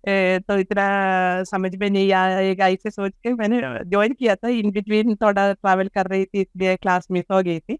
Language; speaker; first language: Hindi; non-native, local second language; Malayalam